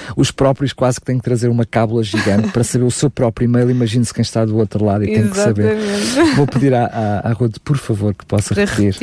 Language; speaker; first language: Portuguese; native; Portuguese